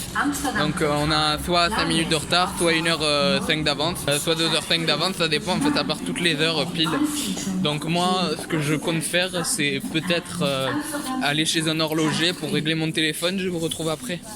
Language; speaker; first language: French; native; French